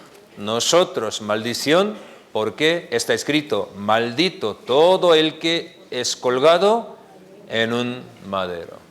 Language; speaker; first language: Spanish; non-native, learner; Korean